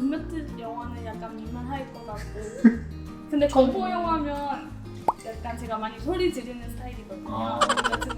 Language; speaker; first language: Korean; non-native, fluent; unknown